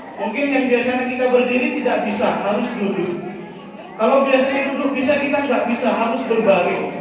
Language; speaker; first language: Indonesian; non-native, local second language; Madurese